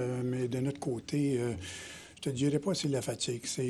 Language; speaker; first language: French; native; French